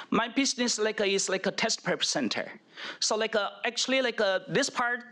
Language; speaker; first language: English; non-native, fluent; Chinese